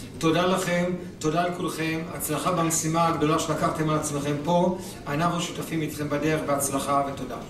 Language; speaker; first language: Hebrew; native; Hebrew